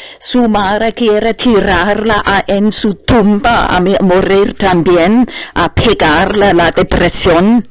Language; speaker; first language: Spanish; non-native, fluent; German